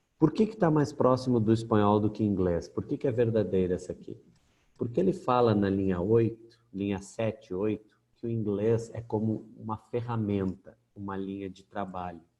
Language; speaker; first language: Portuguese; native; Portuguese